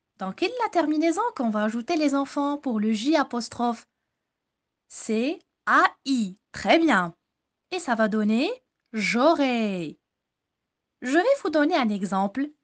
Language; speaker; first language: French; non-native, local second language; Arabic